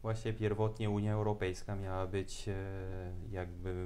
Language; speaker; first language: Polish; non-native, fluent; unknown